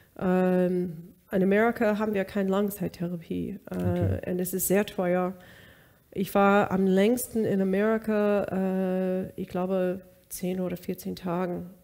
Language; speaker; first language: German; non-native, fluent; English